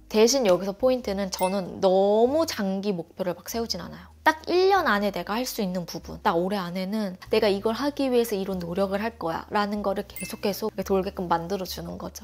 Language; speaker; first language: Korean; native; Korean